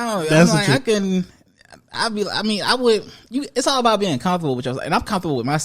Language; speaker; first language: English; native; English